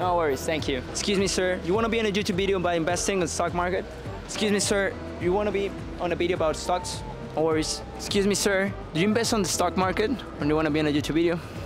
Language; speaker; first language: English; non-native, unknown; Spanish